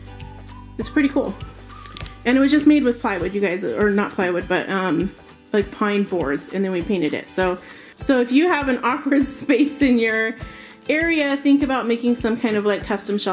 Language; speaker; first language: English; native; English